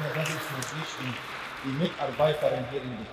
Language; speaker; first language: German; non-native, learner; Arabic